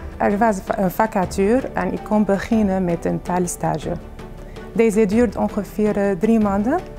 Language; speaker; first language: Dutch; non-native, fluent; Arabic